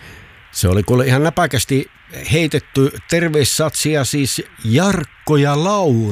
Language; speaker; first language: Finnish; native; Finnish